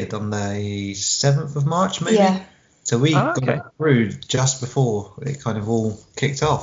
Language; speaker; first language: English; native; English